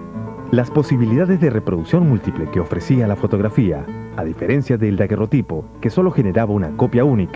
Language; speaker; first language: Spanish; native; Spanish